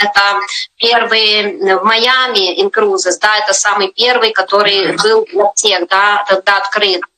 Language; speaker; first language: Russian; native; Russian